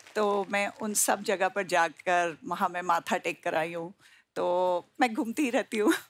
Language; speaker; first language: Hindi; native; Hindi